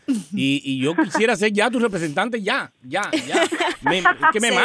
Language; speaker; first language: Spanish; native; Spanish